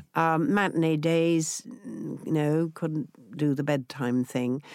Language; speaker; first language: English; native; English